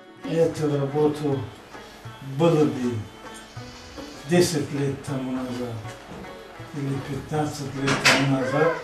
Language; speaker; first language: Russian; non-native, local second language; Tajik